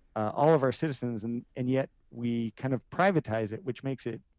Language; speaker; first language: English; native; English